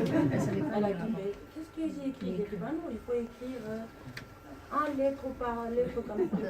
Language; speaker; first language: French; non-native, learner; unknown